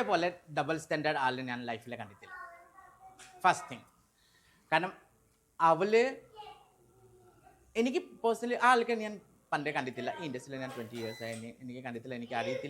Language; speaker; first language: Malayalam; non-native, local second language; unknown